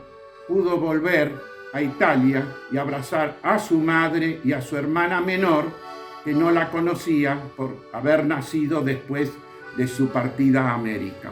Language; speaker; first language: Spanish; early bilingual, other home language; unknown